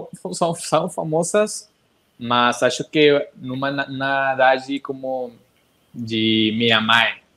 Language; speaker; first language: Portuguese; non-native, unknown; Spanish